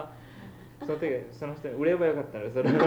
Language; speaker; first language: Japanese; early bilingual, heritage; Japanese